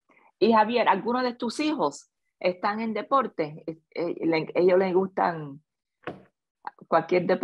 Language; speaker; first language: Spanish; early bilingual, other home language; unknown